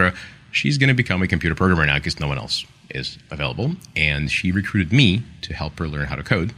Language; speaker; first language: English; non-native, fluent; Ukrainian